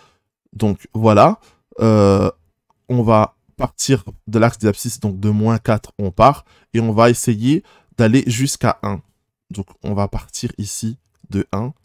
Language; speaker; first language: French; native; French